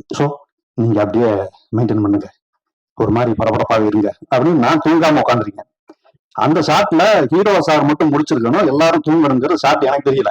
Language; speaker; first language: Tamil; native; Tamil